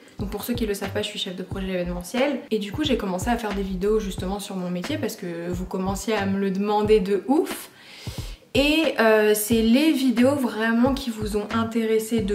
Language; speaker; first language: French; native; French